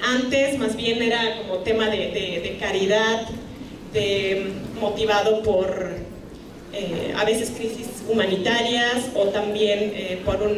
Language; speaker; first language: Spanish; non-native, fluent; German